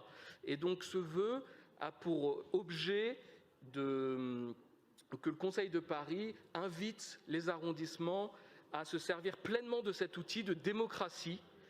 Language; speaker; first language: French; native; French